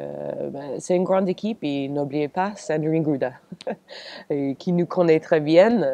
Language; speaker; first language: French; non-native, fluent; English